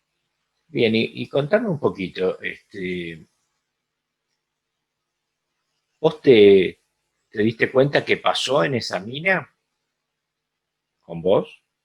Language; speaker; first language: Spanish; native; Spanish